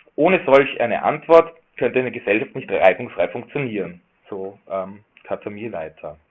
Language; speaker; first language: German; native; German